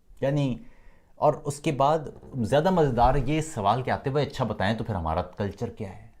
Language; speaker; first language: Urdu; native; Urdu